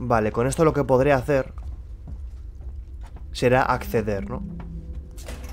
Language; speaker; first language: Spanish; native; Spanish